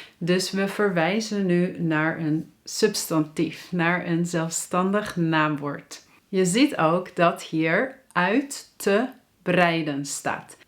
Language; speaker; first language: Dutch; native; Dutch